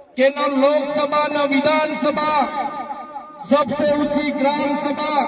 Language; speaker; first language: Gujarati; non-native, local second language; Bhili